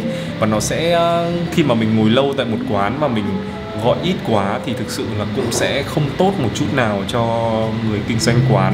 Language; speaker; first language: Vietnamese; native; Vietnamese